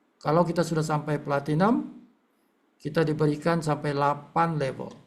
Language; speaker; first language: Malay; native; Malay